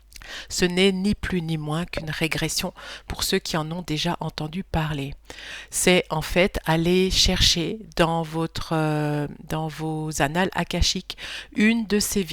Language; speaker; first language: French; native; French